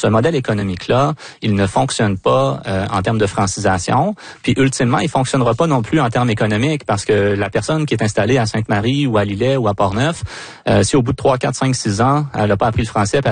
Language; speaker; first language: French; native; French